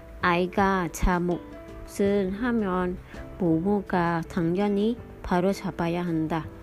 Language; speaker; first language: Korean; non-native, fluent; Vietnamese